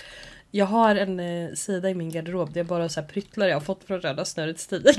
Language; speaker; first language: Swedish; native; Swedish